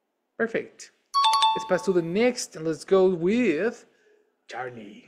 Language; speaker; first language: English; non-native, fluent; Spanish